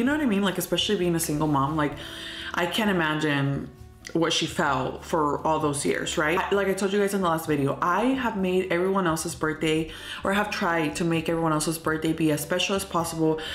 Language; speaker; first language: English; early bilingual, other home language; Spanish